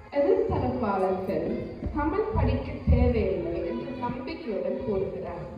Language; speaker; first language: Tamil; early bilingual, heritage; Tamil